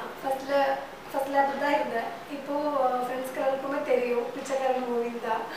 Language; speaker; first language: Tamil; non-native, learner; Malayalam